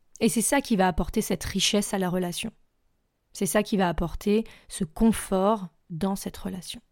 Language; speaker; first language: French; native; French